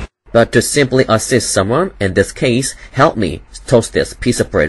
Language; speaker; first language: English; non-native, fluent; Korean